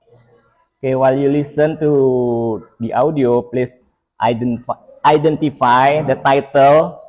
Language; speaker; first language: English; non-native, learner; Indonesian